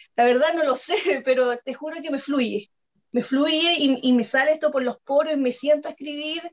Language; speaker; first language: Spanish; native; Spanish